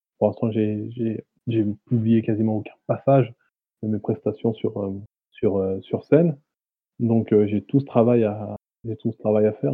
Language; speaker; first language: French; early bilingual, other home language; Wolof